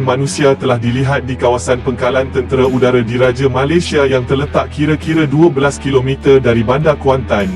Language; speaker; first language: Malay; native; Malay